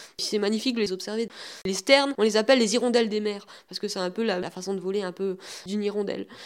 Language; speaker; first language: French; native; French